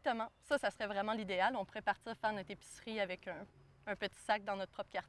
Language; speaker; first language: French; native; French